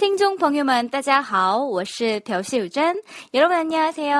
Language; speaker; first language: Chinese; non-native, fluent; Korean